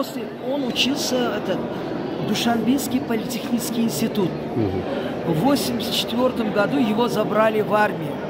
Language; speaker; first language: Russian; non-native, local second language; Uzbek